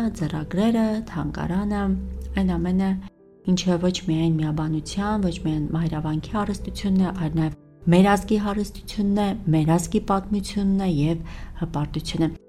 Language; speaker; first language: Armenian; native; Armenian